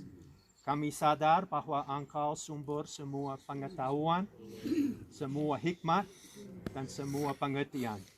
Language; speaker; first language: Indonesian; non-native, fluent; English